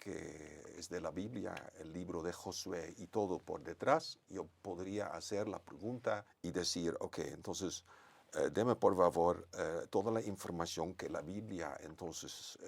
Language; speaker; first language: Spanish; non-native, fluent; Dutch